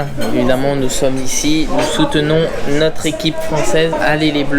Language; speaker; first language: French; native; French